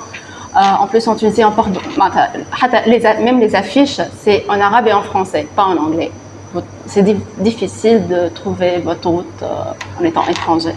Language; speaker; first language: French; non-native, local second language; Arabic